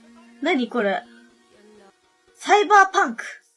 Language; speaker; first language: Japanese; native; Japanese